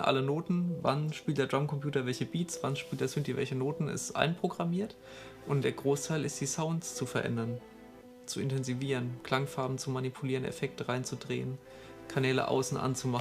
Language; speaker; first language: German; native; German